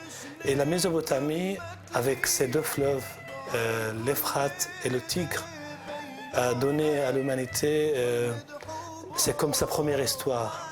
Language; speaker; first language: French; non-native, fluent; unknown